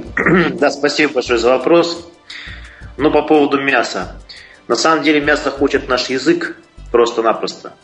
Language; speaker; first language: Russian; native; Russian